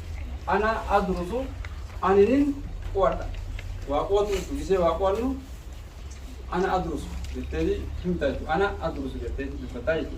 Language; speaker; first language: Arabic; non-native, fluent; Oromo